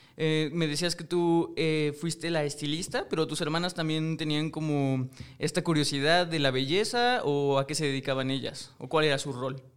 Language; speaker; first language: Spanish; native; Spanish